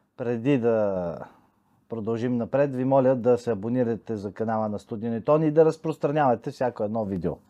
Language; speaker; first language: Bulgarian; native; Bulgarian